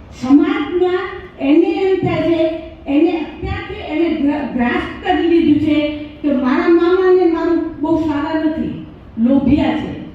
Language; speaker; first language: Gujarati; non-native, local second language; Kachhi